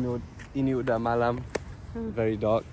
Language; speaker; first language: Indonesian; early bilingual, heritage; English